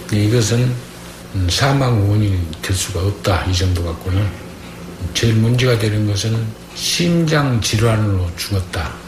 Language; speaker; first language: Korean; native; Korean